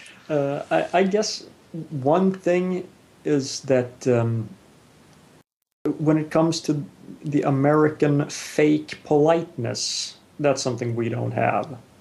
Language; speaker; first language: English; non-native, fluent; Swedish